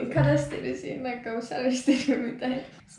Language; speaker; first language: Japanese; non-native, fluent; Italian